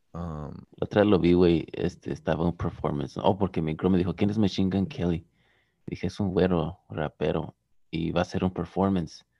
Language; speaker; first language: Spanish; early bilingual, heritage; Spanish